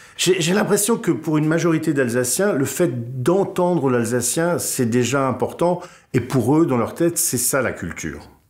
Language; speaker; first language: French; native; French